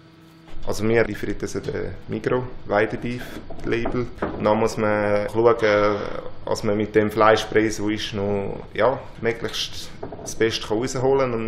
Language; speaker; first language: German; native; German